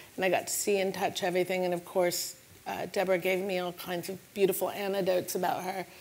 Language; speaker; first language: English; native; English